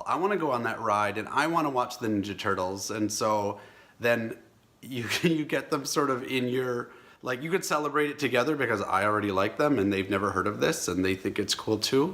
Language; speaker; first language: English; native; English